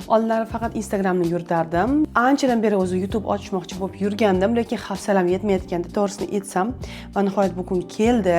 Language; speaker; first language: Uzbek; non-native, local second language; Russian